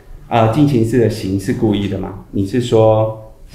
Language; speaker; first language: Chinese; native; Chinese